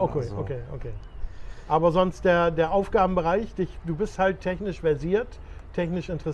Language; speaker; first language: German; native; German